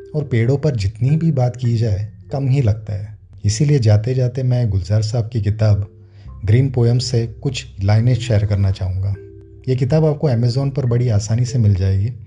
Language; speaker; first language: Hindi; non-native, local second language; Gujarati